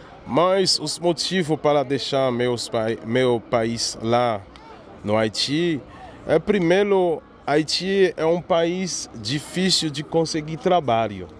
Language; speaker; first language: Portuguese; non-native, learner; Haitian Creole